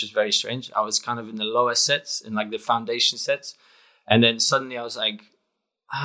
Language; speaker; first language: English; non-native, fluent; Polish